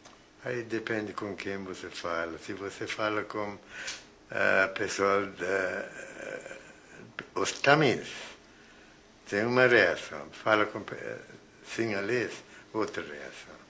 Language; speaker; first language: Portuguese; non-native, fluent; Sinhala